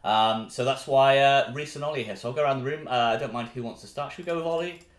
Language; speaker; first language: English; native; English